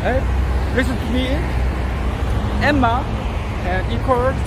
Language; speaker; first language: English; non-native, learner; Korean